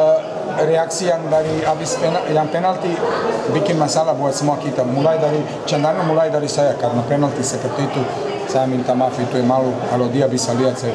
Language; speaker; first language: Indonesian; non-native, fluent; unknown